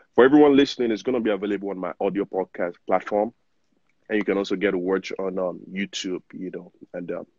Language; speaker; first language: English; non-native, local second language; Yoruba